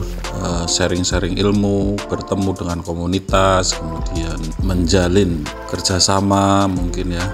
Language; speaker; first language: Indonesian; native; Indonesian